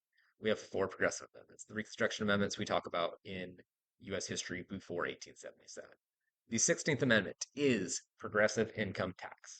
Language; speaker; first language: English; native; English